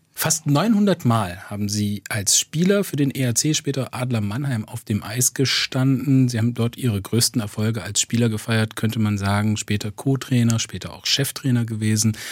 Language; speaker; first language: German; native; German